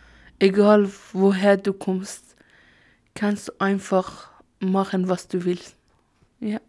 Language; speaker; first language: German; non-native, learner; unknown